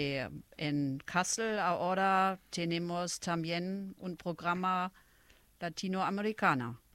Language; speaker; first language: Spanish; non-native, fluent; German